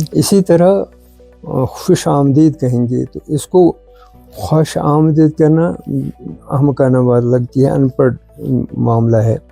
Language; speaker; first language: Urdu; non-native, local second language; Kashmiri